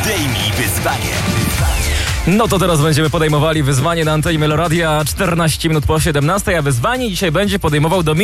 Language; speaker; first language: Polish; native; Polish